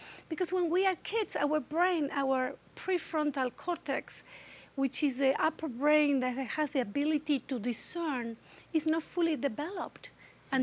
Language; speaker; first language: English; non-native, fluent; Spanish